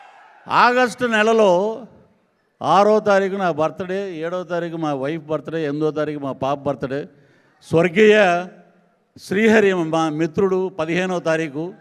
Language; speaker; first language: Telugu; native; Telugu